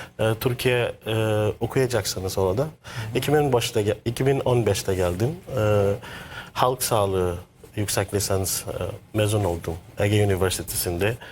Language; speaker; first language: Turkish; non-native, learner; Maguindanaon